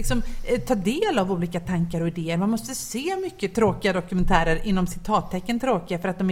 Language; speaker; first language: Swedish; native; Swedish